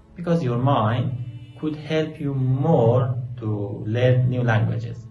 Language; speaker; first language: English; non-native, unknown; Persian